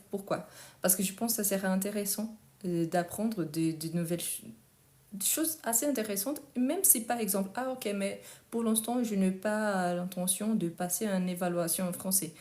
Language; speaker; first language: French; non-native, fluent; Portuguese